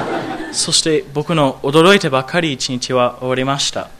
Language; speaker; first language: Japanese; non-native, learner; English